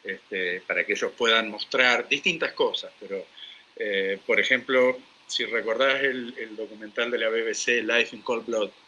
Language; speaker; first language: Spanish; native; Spanish